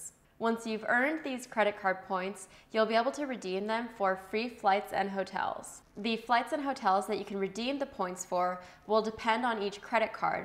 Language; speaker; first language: English; native; English